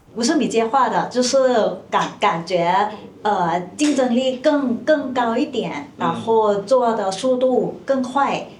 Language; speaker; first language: Chinese; non-native, fluent; Thai